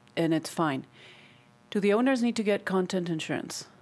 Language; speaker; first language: English; non-native, fluent; Spanish